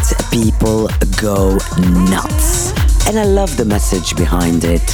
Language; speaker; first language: English; native; English